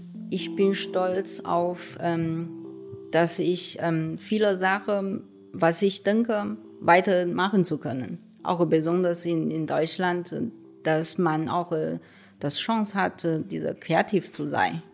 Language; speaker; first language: German; non-native, fluent; Chinese